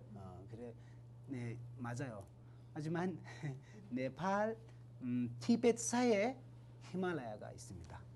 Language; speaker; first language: Korean; non-native, learner; Tibetan